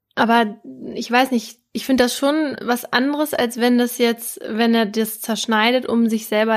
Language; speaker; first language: German; native; German